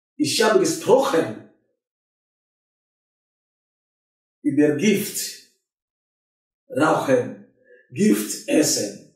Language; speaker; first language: German; non-native, learner; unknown